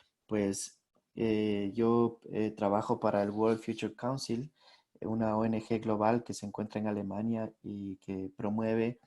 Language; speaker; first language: Spanish; native; Spanish